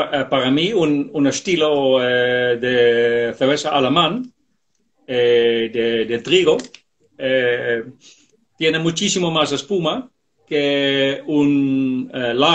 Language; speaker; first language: Spanish; non-native, fluent; Dutch